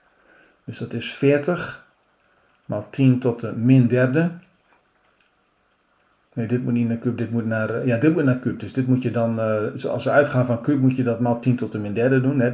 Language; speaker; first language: Dutch; native; Dutch